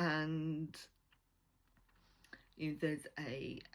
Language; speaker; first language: English; native; English